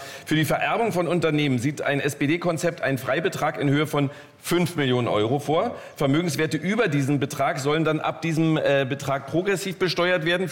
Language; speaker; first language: German; native; German